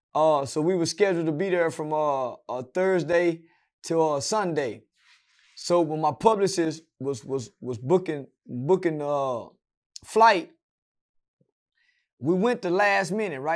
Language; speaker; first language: English; native; English